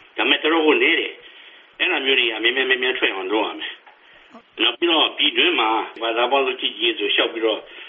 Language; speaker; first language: Burmese; native; Burmese